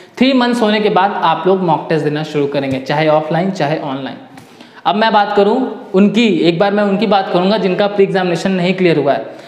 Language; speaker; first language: Hindi; native; Hindi